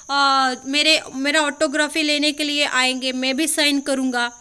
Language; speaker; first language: Hindi; non-native, local second language; Marathi